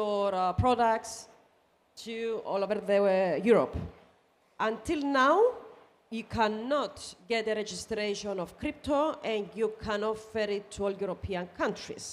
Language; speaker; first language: English; non-native, fluent; Greek